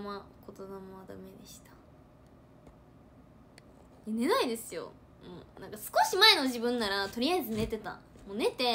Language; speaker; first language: Japanese; native; Japanese